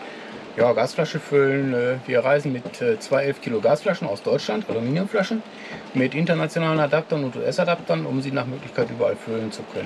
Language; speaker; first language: German; native; German